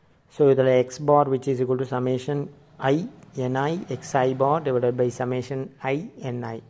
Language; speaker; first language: English; non-native, local second language; Tamil